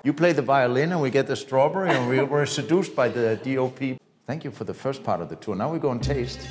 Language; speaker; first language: English; non-native, fluent; Danish